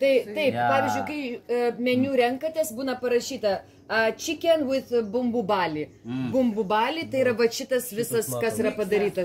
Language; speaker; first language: Lithuanian; native; Lithuanian